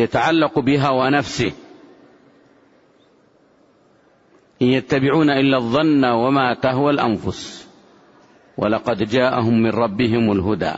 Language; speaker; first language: Arabic; native; Arabic